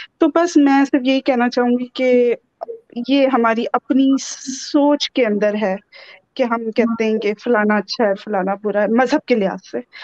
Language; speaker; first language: Urdu; native; Urdu